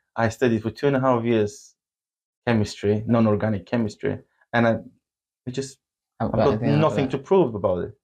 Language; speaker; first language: English; non-native, fluent; Bulgarian